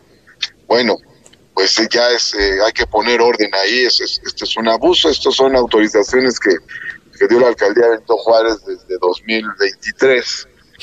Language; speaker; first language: Spanish; native; Spanish